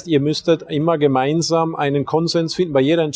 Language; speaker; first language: German; native; German